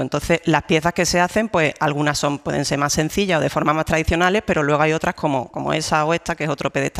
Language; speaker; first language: Spanish; native; Spanish